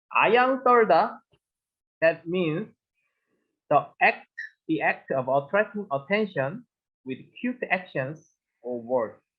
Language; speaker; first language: English; non-native, learner; Korean